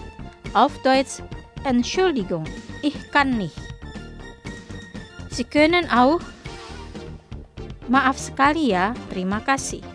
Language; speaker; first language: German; non-native, fluent; Indonesian